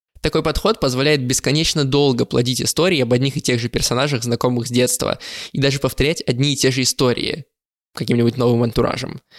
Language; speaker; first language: Russian; native; Russian